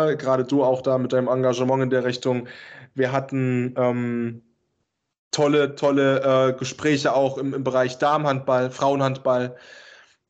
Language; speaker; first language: German; native; German